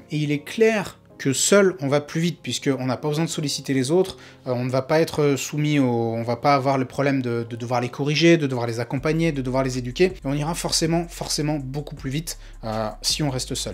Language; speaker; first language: French; native; French